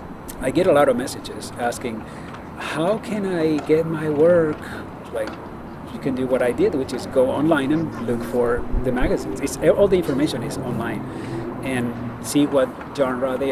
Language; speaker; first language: English; non-native, fluent; Spanish